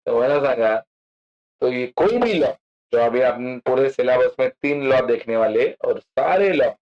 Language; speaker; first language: Hindi; non-native, local second language; Marathi